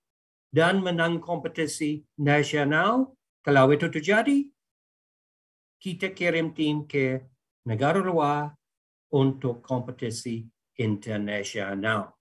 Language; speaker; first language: Indonesian; non-native, fluent; English